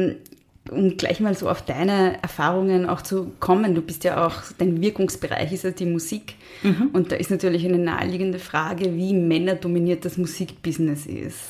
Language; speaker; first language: German; native; German